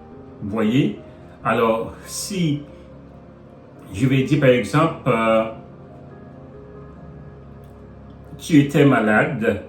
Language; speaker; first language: French; non-native, local second language; Haitian Creole